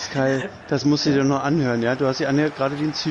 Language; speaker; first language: German; native; German